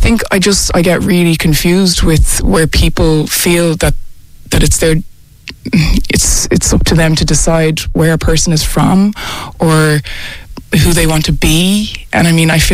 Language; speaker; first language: English; native; English